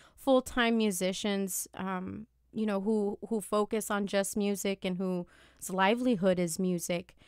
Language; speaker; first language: English; early bilingual, other home language; Spanish